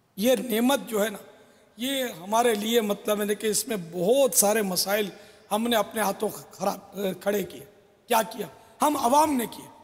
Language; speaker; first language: Urdu; non-native, local second language; Memoni